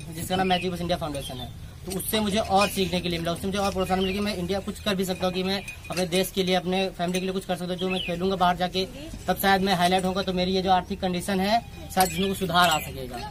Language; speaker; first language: Hindi; native; Hindi